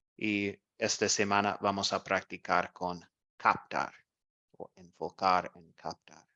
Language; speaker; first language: Spanish; non-native, fluent; English